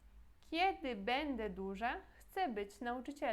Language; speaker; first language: Polish; non-native, fluent; Portuguese